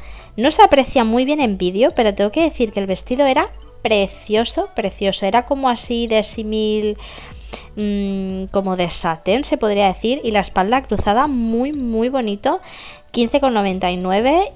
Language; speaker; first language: Spanish; native; Spanish